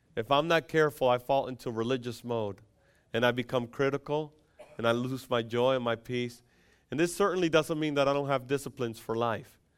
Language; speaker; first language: English; non-native, fluent; Spanish